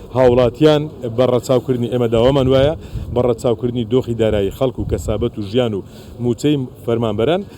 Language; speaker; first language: Central Kurdish; native; Central Kurdish